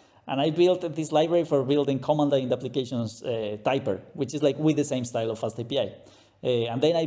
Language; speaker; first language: English; non-native, fluent; Spanish